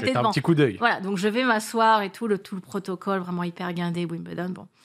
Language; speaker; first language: French; native; French